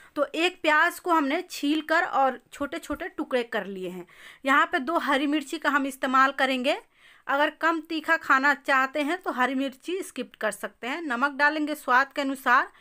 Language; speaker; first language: Hindi; native; Hindi